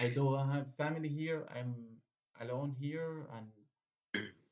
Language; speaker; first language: English; non-native, fluent; Arabic